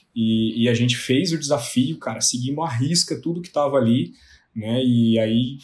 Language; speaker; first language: Portuguese; native; Portuguese